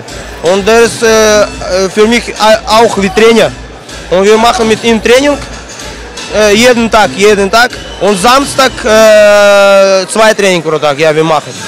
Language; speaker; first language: German; non-native, learner; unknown